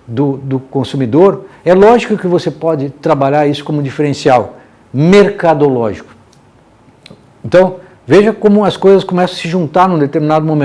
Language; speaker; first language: Portuguese; native; Portuguese